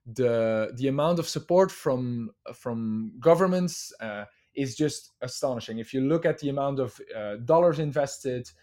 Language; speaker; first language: English; non-native, fluent; Dutch